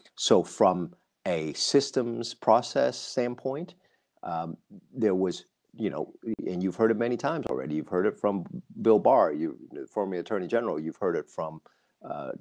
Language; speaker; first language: English; non-native, fluent; Vietnamese